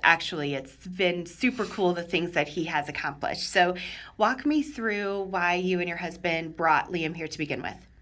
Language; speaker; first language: English; native; English